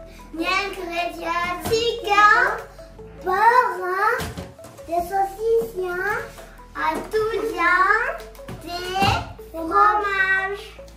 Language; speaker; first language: French; non-native, learner; Malagasy